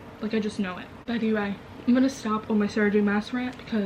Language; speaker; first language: English; native; English